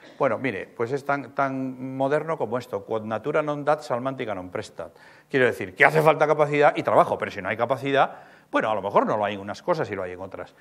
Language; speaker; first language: Spanish; native; Spanish